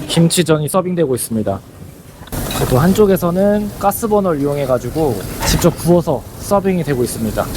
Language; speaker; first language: Korean; native; Korean